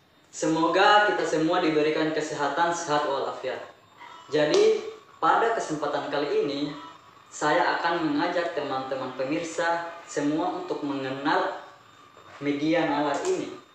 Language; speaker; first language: Indonesian; native; Indonesian